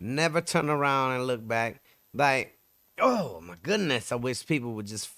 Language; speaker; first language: English; native; English